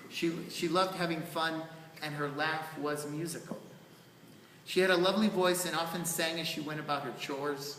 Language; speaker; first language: English; native; English